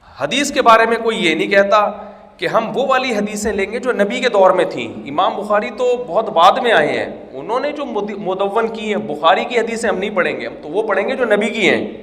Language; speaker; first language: Urdu; native; Urdu